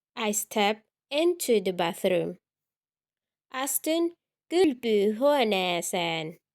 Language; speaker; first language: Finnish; non-native, learner; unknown